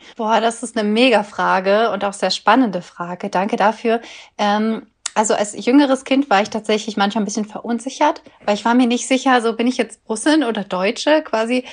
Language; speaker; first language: German; early bilingual, other home language; Russian